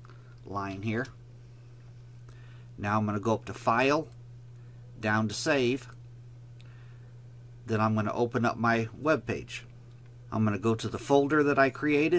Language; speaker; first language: English; native; English